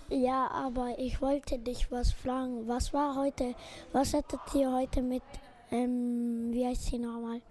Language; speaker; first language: German; early bilingual, other home language; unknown